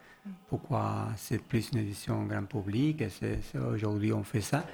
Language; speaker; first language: French; non-native, learner; Spanish